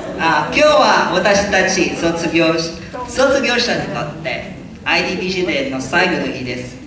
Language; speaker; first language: Japanese; non-native, learner; Filipino